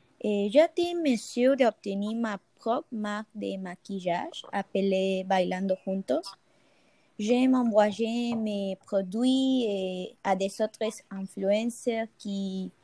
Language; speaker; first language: French; non-native, fluent; Spanish